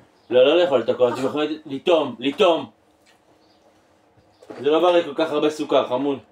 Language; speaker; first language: Hebrew; native; Hebrew